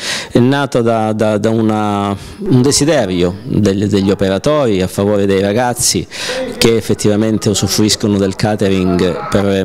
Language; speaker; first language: Italian; native; Italian